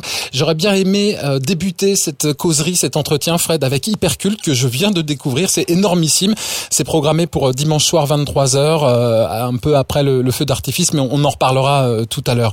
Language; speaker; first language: French; native; French